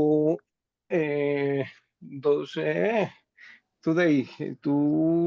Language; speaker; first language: English; non-native, learner; Spanish